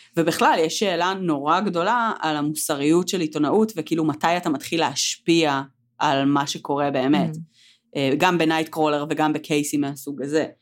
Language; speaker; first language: Hebrew; native; Hebrew